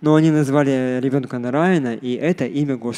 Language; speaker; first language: Russian; native; Russian